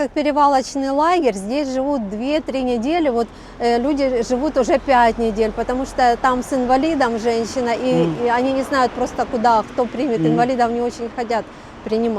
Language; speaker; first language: Russian; native; Russian